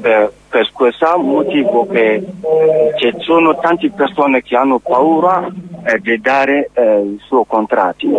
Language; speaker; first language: Italian; non-native, learner; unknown